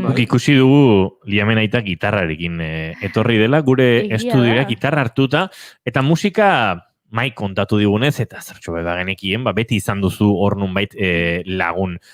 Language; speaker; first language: Basque; native; Basque